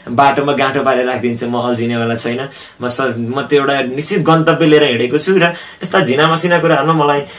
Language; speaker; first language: Nepali; native; Nepali